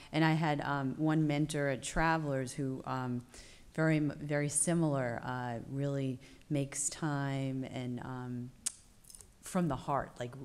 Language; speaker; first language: English; native; English